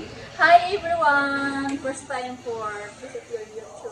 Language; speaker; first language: English; non-native, learner; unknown